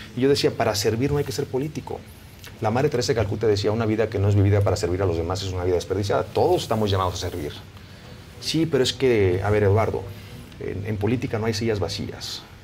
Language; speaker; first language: Spanish; native; Spanish